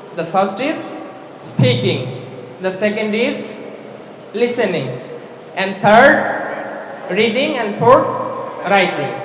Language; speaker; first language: English; non-native, local second language; Bangla